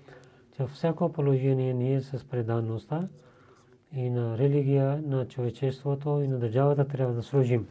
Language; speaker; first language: Bulgarian; non-native, learner; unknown